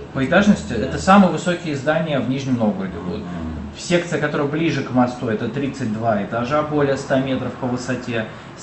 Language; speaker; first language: Russian; native; Russian